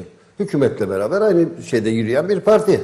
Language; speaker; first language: Turkish; native; Turkish